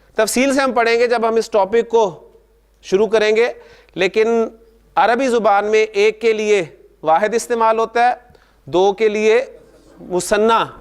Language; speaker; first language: Urdu; native; Urdu